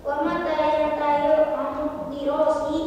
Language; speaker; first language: Arabic; non-native, learner; Indonesian